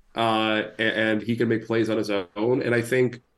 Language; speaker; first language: English; native; English